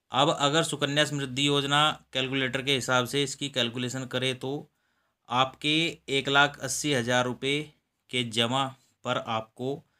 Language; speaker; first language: Hindi; native; Hindi